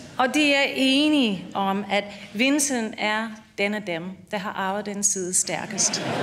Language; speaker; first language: Danish; non-native, fluent; English